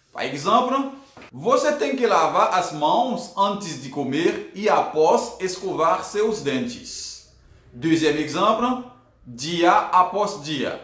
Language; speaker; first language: Portuguese; non-native, learner; Haitian Creole